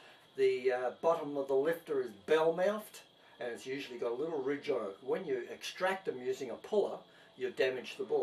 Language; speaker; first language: English; native; English